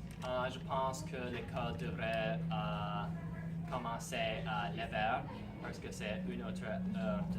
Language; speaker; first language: French; non-native, learner; English